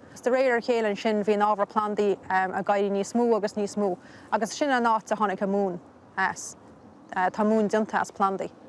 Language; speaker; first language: Irish; native; Irish